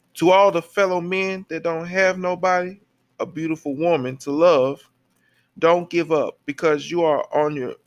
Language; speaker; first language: English; native; English